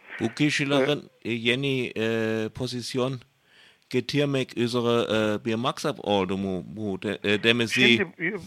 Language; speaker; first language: Turkish; non-native, learner; German